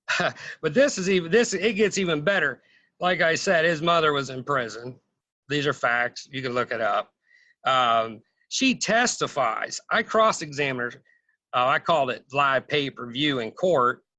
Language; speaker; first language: English; native; English